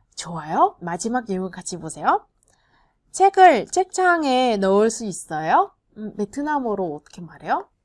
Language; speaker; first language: Korean; non-native, fluent; Vietnamese